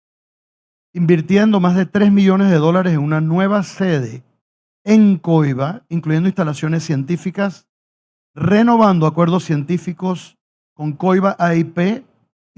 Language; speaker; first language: Spanish; native; Spanish